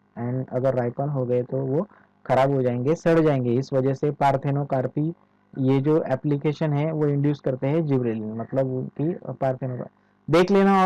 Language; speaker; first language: Hindi; non-native, local second language; Marathi